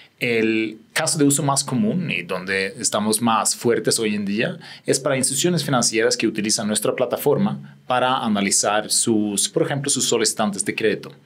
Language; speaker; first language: Spanish; non-native, fluent; Swedish